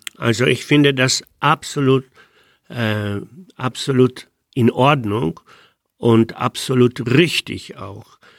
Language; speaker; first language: German; non-native, fluent; Polish